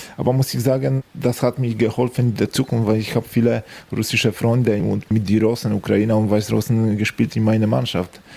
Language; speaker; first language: German; non-native, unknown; Polish